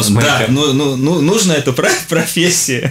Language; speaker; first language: Russian; native; Russian